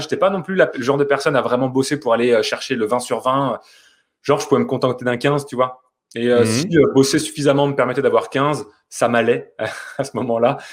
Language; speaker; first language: French; native; French